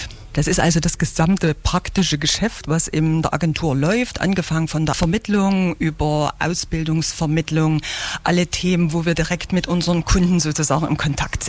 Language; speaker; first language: German; native; German